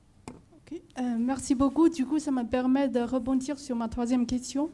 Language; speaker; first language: French; non-native, fluent; Chinese